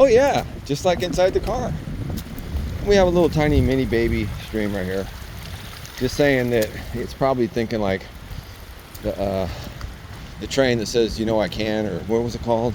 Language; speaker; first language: English; native; English